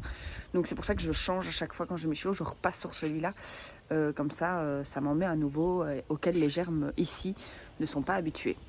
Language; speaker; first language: French; native; French